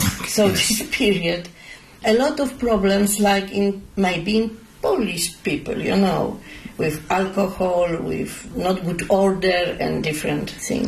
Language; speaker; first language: English; non-native, learner; Polish